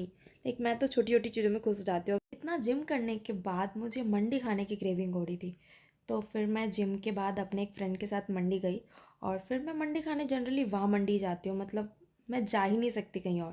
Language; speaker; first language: Hindi; native; Hindi